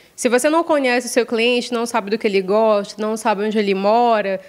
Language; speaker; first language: Portuguese; native; Portuguese